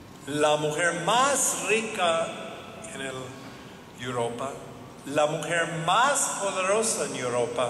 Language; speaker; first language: Spanish; non-native, learner; English